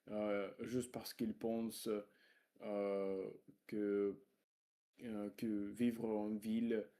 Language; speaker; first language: French; non-native, learner; Russian